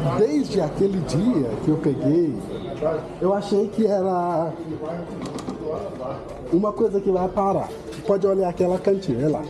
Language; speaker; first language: Portuguese; non-native, fluent; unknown